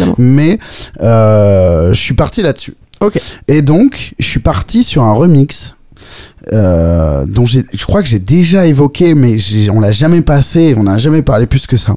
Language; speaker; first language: French; native; French